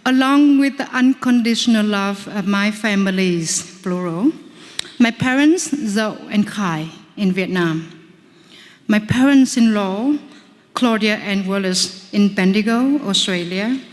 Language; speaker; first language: English; non-native, fluent; Vietnamese